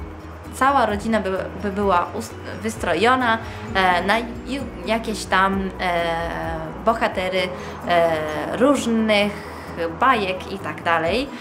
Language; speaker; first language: Polish; early bilingual, heritage; Polish